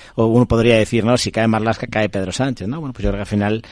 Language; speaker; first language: Spanish; native; Spanish